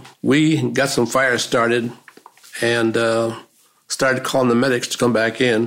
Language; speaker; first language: English; native; English